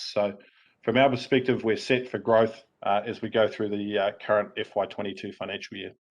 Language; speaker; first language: English; native; English